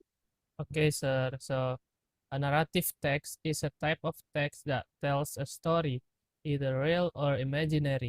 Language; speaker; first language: English; non-native, learner; Indonesian